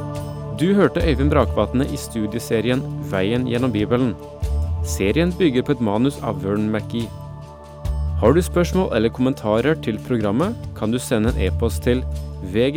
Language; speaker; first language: Norwegian; native; Norwegian